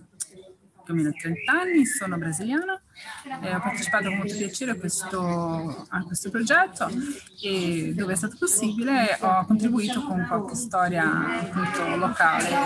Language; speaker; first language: Italian; non-native, fluent; Portuguese